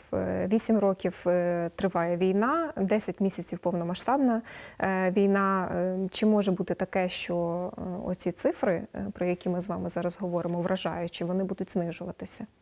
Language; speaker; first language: Ukrainian; native; Ukrainian